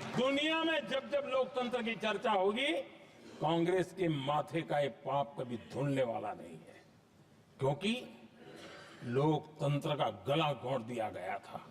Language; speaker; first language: Hindi; non-native, local second language; Gujarati